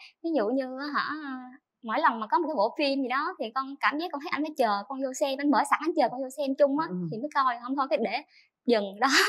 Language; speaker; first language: Vietnamese; native; Vietnamese